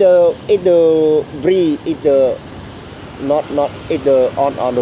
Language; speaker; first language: English; non-native, learner; Khmer